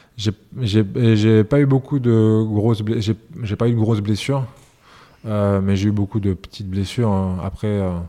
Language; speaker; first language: French; early bilingual, other home language; Serbian